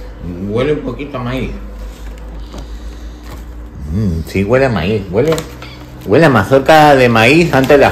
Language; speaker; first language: Spanish; native; Spanish